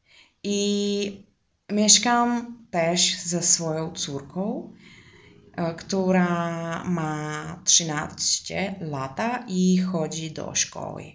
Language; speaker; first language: Polish; non-native, learner; Czech